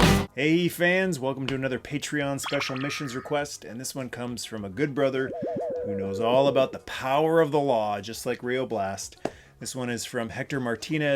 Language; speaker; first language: English; native; English